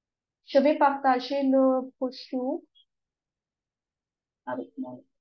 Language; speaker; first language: French; non-native, learner; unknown